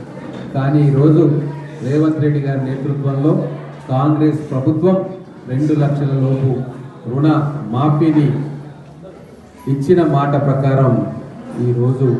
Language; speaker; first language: Telugu; native; Telugu